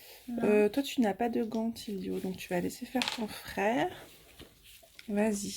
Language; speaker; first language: French; native; French